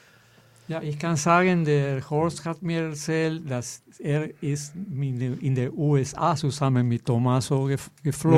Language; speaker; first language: German; non-native, fluent; Spanish